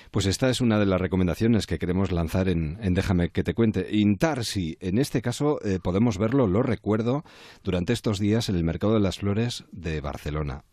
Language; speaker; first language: Spanish; native; Spanish